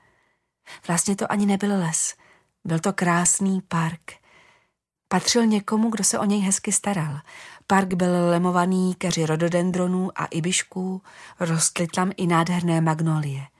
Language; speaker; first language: Czech; native; Czech